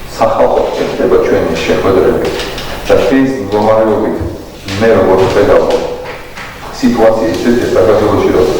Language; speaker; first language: Georgian; non-native, local second language; Azerbaijani